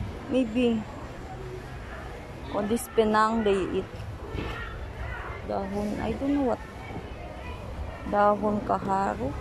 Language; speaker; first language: English; non-native, local second language; Filipino